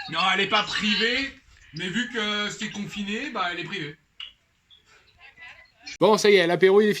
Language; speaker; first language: French; native; French